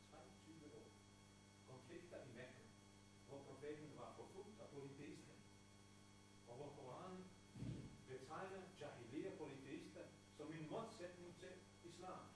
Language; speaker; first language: Danish; non-native, fluent; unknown